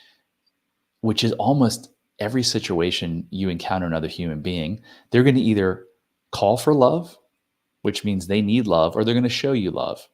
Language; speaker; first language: English; native; English